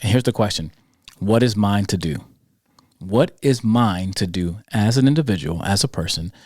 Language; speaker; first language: English; native; English